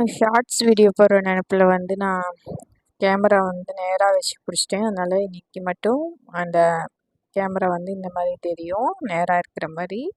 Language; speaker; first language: Tamil; non-native, local second language; Urdu